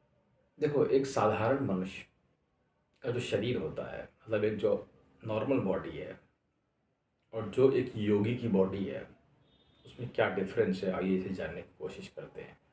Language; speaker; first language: Hindi; native; Hindi